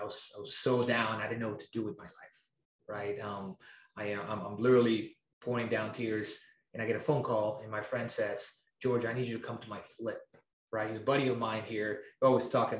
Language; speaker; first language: English; non-native, fluent; Spanish